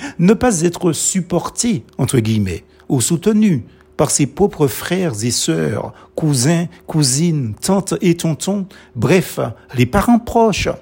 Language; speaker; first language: French; non-native, local second language; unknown